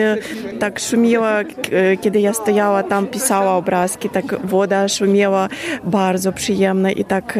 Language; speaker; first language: Polish; non-native, learner; Ukrainian